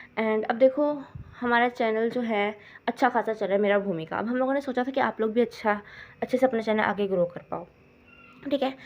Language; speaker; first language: Urdu; non-native, local second language; Punjabi